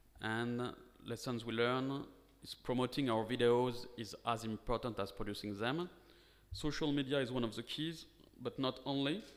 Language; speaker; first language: English; non-native, fluent; French